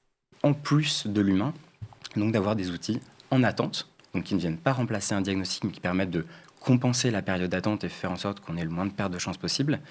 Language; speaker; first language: French; native; French